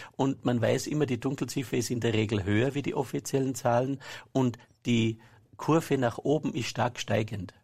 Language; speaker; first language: German; native; German